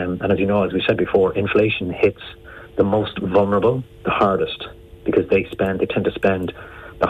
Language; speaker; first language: English; native; English